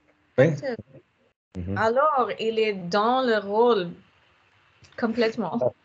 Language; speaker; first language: French; non-native, learner; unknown